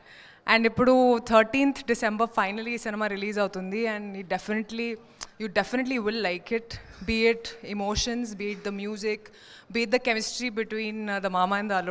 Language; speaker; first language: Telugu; non-native, learner; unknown